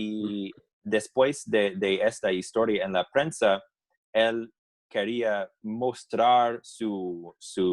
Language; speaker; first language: Spanish; non-native, fluent; English